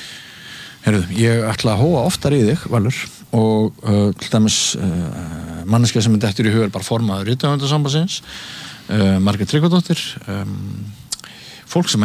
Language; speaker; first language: Icelandic; native; Icelandic